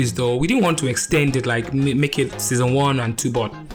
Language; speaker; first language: English; non-native, local second language; Yoruba